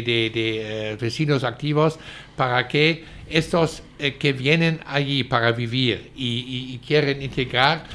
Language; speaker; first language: Spanish; non-native, fluent; German